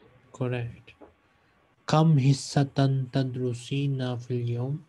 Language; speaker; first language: Arabic; non-native, fluent; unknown